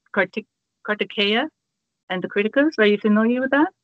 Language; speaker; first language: English; native; English